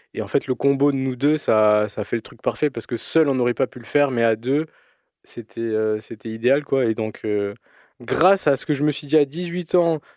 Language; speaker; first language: French; native; French